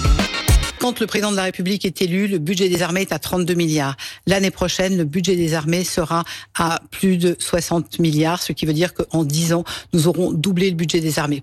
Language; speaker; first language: French; native; French